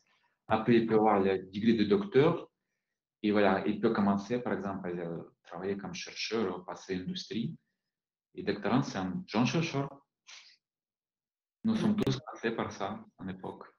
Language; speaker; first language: French; non-native, fluent; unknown